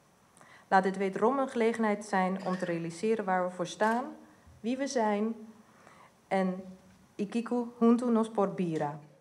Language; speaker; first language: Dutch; non-native, local second language; Papiamento